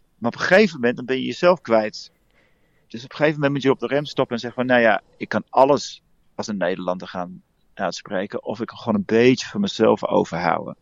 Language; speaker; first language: Dutch; early bilingual, heritage; Dutch